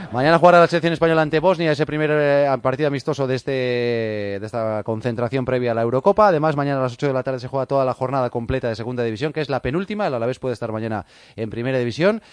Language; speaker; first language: Spanish; native; Spanish